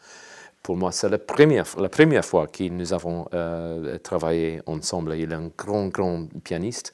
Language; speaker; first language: French; non-native, learner; English